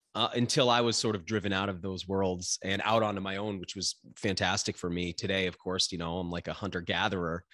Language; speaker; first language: English; native; English